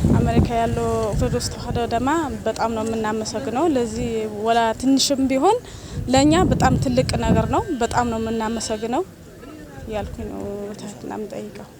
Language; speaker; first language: Amharic; non-native, local second language; Tigrinya